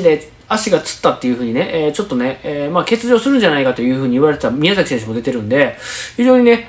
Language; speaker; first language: Japanese; native; Japanese